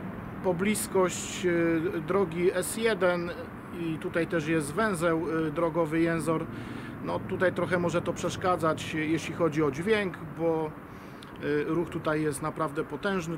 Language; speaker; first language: Polish; native; Polish